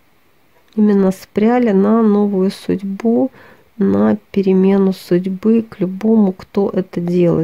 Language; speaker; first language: Russian; native; Russian